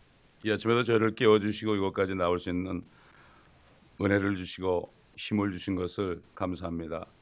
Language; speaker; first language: Korean; native; Korean